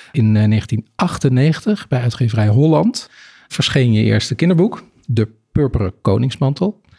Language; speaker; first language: Dutch; native; Dutch